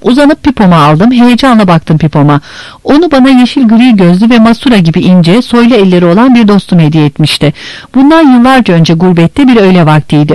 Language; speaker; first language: Turkish; native; Turkish